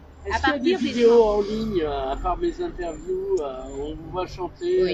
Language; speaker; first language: French; native; French